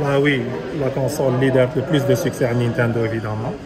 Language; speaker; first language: French; non-native, local second language; Arabic